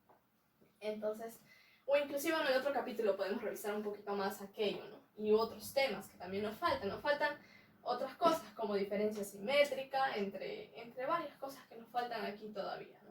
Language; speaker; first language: Spanish; native; Spanish